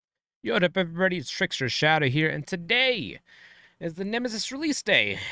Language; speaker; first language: English; native; English